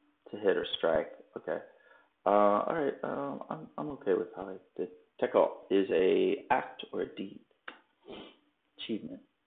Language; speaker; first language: English; native; English